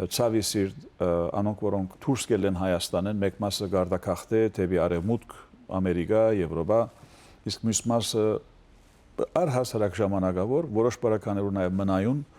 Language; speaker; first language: Armenian; early bilingual, heritage; Armenian